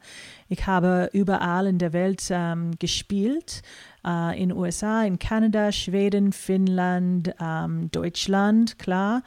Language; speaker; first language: German; non-native, fluent; English